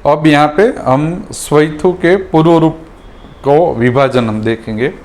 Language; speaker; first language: Hindi; non-native, local second language; Gujarati